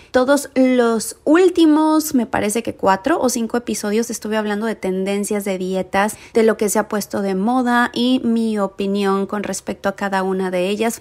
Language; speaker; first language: Spanish; native; Spanish